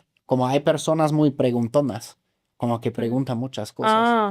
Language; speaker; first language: Spanish; non-native, fluent; German